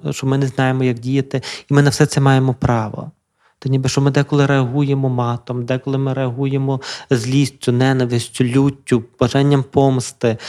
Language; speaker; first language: Ukrainian; native; Ukrainian